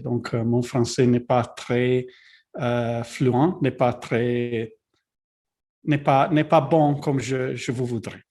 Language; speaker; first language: French; non-native, learner; Italian